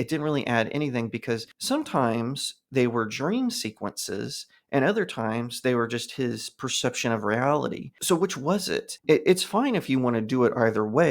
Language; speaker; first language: English; native; English